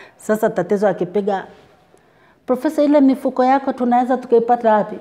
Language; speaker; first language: Swahili; native; Swahili